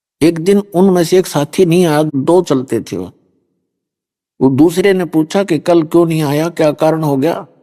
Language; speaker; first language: Hindi; native; Hindi